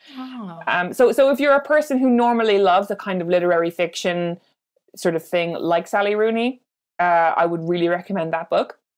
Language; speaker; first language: English; native; English